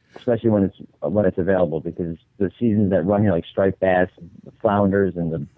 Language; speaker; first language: English; native; English